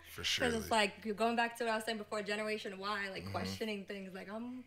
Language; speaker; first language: English; native; English